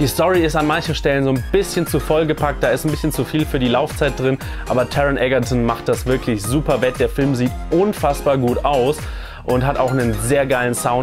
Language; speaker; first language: German; native; German